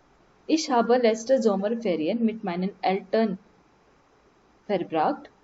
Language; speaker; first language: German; non-native, learner; Marathi